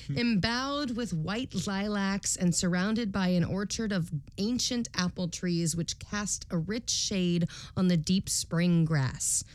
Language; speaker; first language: English; native; English